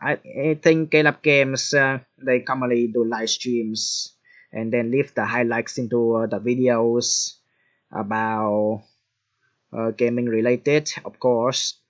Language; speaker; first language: English; non-native, fluent; Vietnamese